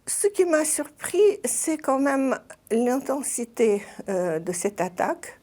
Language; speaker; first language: French; non-native, fluent; Russian